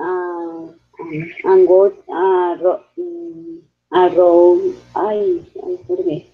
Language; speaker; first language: English; non-native, learner; Spanish